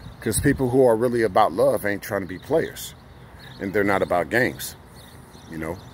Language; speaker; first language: English; native; English